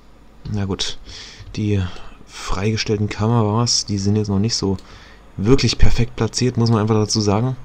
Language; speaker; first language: German; native; German